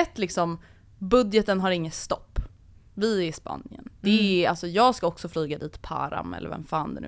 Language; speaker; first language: Swedish; native; Swedish